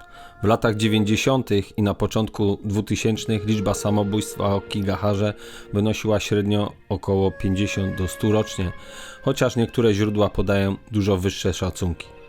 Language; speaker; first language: Polish; native; Polish